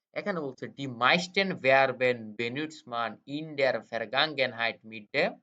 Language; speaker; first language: Bangla; native; Bangla